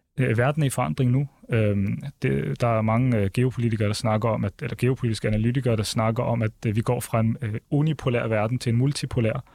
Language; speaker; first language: Danish; early bilingual, other home language; Arabic